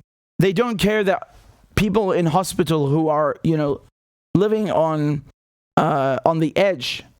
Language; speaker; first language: English; native; English